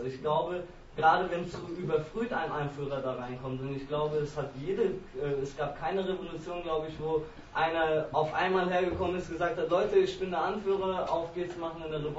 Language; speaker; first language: German; native; German